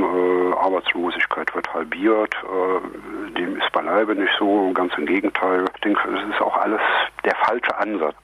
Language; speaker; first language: German; native; German